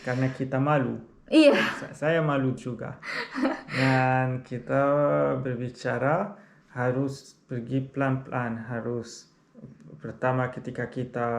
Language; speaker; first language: Indonesian; non-native, learner; Arabic